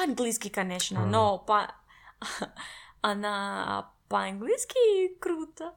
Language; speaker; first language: Russian; non-native, learner; English